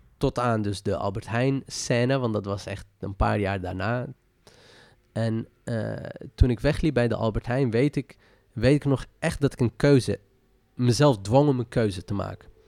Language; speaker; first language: Dutch; early bilingual, other home language; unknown